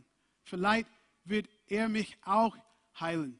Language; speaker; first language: German; non-native, fluent; English